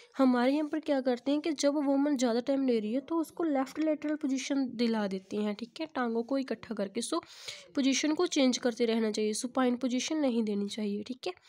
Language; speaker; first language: Hindi; non-native, local second language; Punjabi